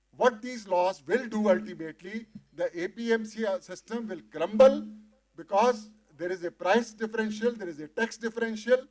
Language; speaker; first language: English; non-native, local second language; Punjabi